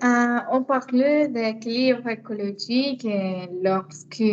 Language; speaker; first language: French; non-native, learner; Spanish